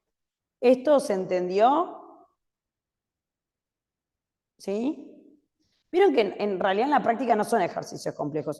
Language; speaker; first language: Spanish; native; Spanish